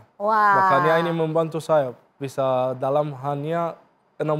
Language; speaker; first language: Indonesian; non-native, fluent; Arabic